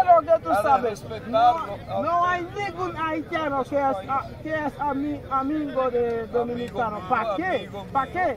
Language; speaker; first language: Spanish; non-native, learner; Haitian Creole